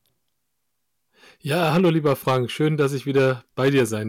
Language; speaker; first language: German; early bilingual, other home language; Korean